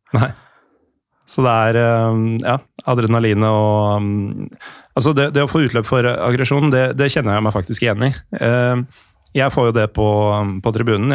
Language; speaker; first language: Norwegian; native; Norwegian